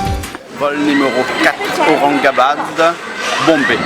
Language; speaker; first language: French; native; French